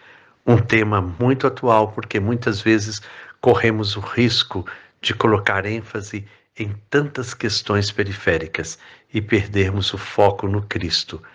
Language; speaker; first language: Portuguese; native; Portuguese